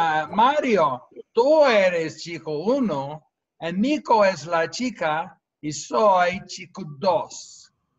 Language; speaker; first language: Spanish; non-native, fluent; English